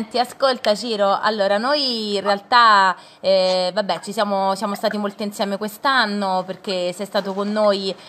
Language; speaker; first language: Italian; native; Italian